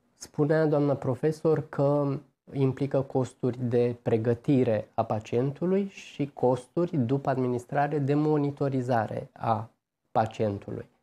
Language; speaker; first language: Romanian; native; Romanian